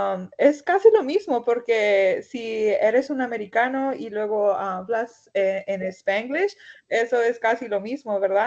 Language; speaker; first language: Spanish; early bilingual, heritage; Spanish